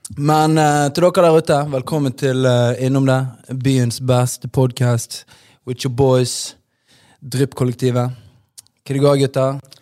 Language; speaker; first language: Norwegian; native; Norwegian